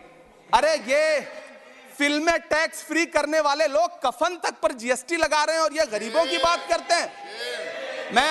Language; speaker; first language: Hindi; native; Hindi